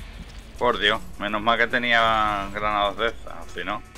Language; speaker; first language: Spanish; native; Spanish